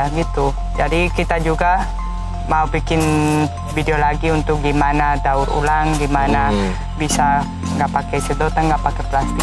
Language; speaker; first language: Indonesian; non-native, fluent; Spanish